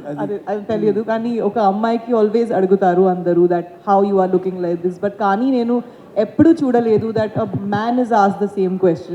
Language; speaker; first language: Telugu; non-native, learner; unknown